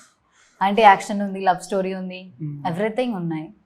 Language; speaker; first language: Telugu; non-native, learner; Malayalam